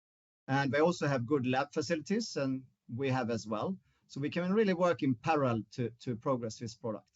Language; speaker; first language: English; non-native, fluent; Swedish